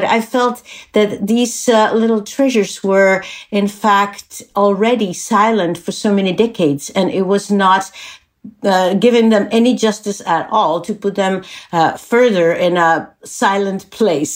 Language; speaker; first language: English; non-native, fluent; Czech